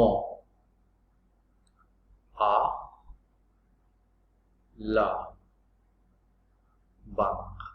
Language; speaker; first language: French; non-native, fluent; Hindi